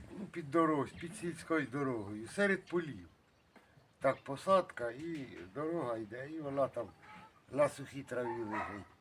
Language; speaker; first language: Ukrainian; native; Ukrainian